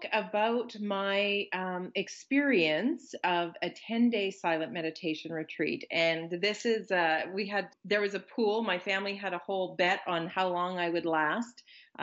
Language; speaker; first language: English; native; English